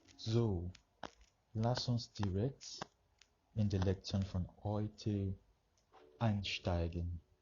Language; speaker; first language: German; non-native, fluent; Yoruba